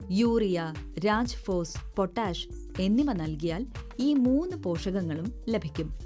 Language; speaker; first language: Malayalam; native; Malayalam